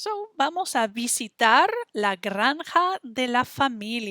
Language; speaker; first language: Spanish; non-native, fluent; English